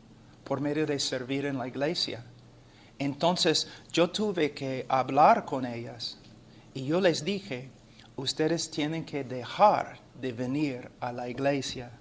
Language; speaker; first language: Spanish; non-native, fluent; English